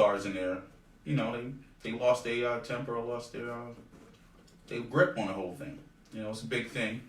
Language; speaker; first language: English; native; English